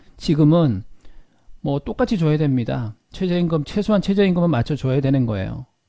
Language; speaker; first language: Korean; native; Korean